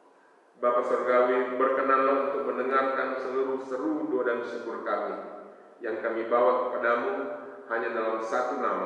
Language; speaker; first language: Indonesian; native; Indonesian